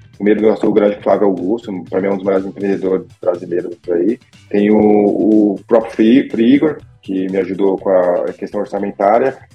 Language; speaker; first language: Portuguese; native; Portuguese